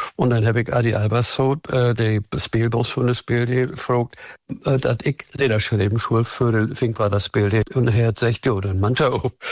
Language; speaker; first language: German; native; German